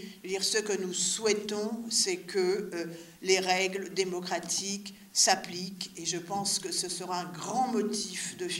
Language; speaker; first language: French; native; French